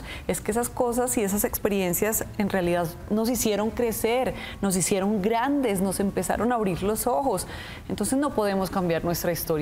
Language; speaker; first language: Spanish; native; Spanish